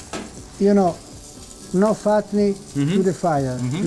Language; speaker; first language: English; non-native, learner; Italian